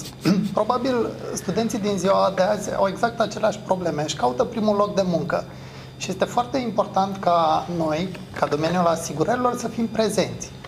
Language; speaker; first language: Romanian; native; Romanian